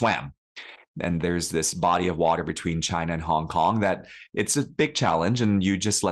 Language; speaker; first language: English; early bilingual, other home language; Cantonese